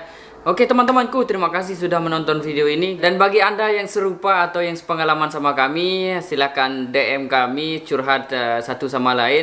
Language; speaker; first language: Indonesian; non-native, local second language; Sasak